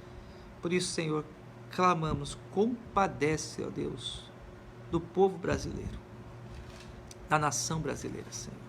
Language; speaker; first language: Portuguese; native; Portuguese